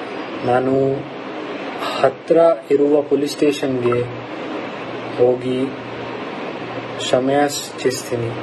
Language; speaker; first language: Kannada; non-native, learner; Hindi